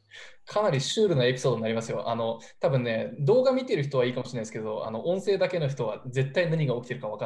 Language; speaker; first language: Japanese; native; Japanese